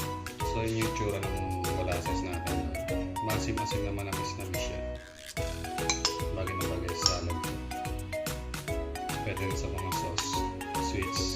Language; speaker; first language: Filipino; native; Filipino